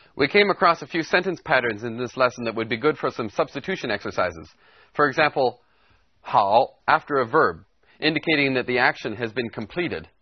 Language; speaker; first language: English; native; English